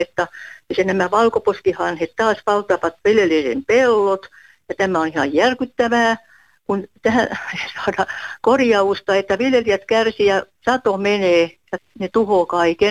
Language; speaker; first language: Finnish; native; Finnish